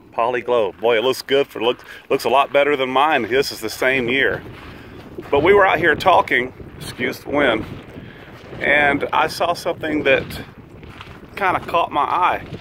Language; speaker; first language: English; native; English